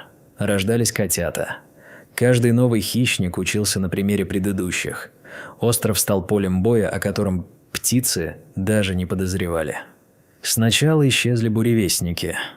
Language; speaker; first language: Russian; native; Russian